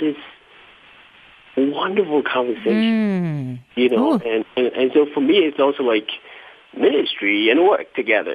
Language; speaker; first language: English; non-native, local second language; Akan